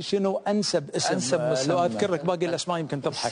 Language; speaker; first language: Arabic; native; Arabic